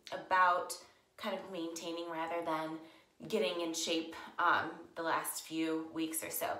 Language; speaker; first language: English; native; English